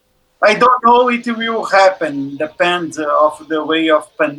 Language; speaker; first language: English; non-native, learner; Portuguese